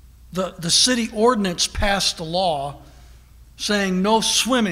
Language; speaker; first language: English; native; English